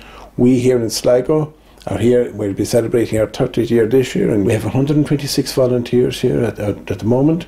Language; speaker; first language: English; native; English